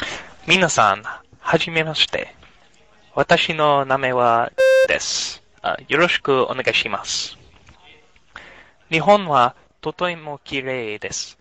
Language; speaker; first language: Japanese; non-native, learner; English